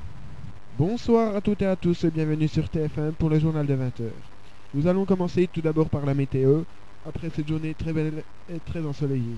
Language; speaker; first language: French; native; French